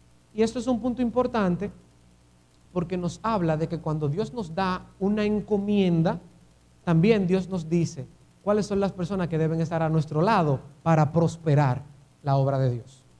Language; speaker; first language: Spanish; native; Spanish